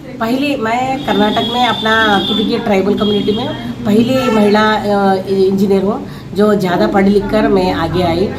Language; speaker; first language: Hindi; non-native, local second language; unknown